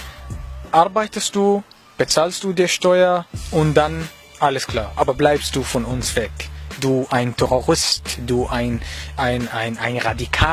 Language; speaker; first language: German; non-native, learner; Arabic